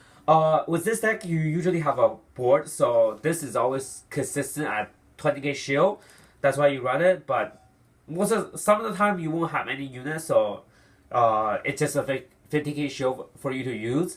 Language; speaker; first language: English; non-native, fluent; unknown